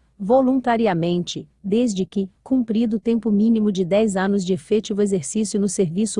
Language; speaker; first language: Portuguese; native; Portuguese